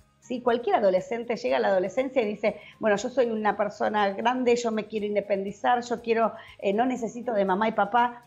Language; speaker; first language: Spanish; native; Spanish